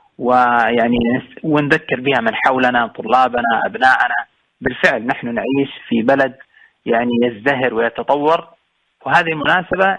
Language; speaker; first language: Arabic; native; Arabic